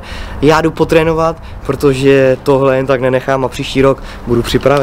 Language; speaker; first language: Czech; native; Czech